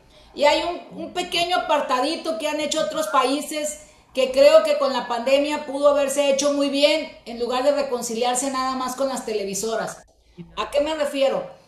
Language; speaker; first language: Spanish; native; Spanish